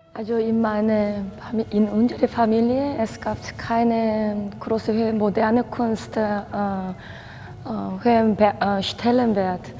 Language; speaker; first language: German; non-native, fluent; Korean